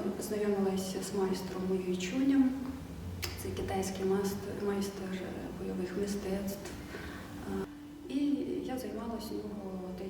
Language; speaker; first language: Ukrainian; native; Ukrainian